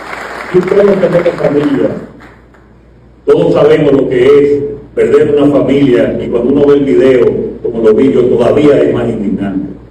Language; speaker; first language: Spanish; native; Spanish